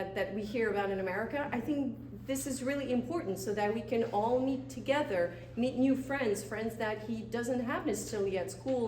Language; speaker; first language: English; non-native, fluent; French